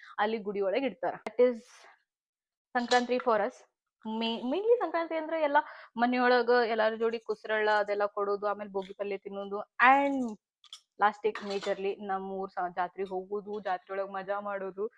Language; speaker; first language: Kannada; native; Kannada